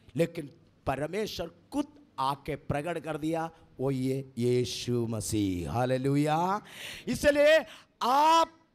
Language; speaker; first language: Hindi; non-native, local second language; Malayalam